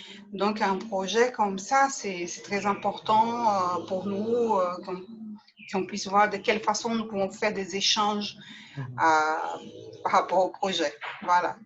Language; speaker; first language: French; native; French